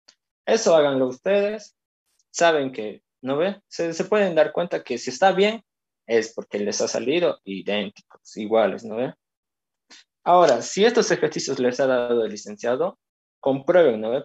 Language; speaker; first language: Spanish; native; Spanish